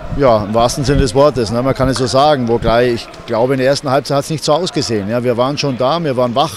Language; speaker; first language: German; native; German